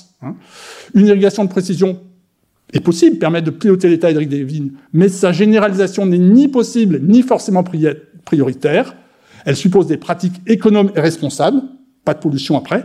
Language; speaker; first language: French; native; French